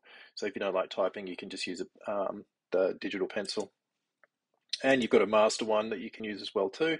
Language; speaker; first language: English; native; English